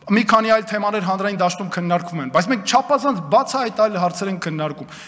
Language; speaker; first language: Armenian; native; Armenian